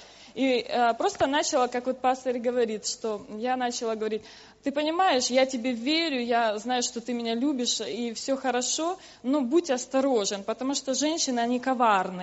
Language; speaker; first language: Russian; native; Russian